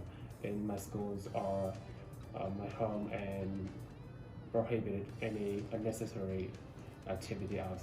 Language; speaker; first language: English; non-native, learner; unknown